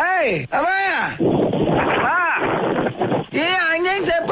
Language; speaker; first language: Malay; non-native, local second language; Tamil